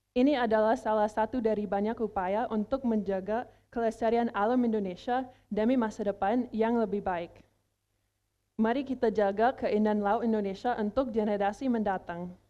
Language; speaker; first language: Indonesian; non-native, fluent; English